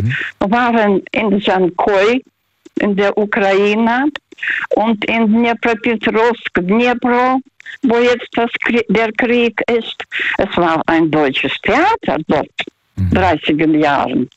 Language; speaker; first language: German; non-native, fluent; Russian